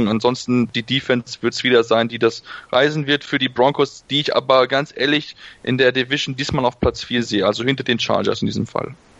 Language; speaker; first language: German; native; German